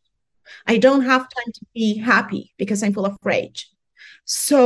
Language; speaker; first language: English; non-native, fluent; Persian